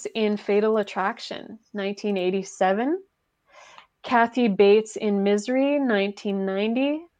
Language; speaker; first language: English; non-native, fluent; French